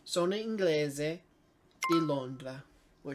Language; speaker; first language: Italian; non-native, learner; English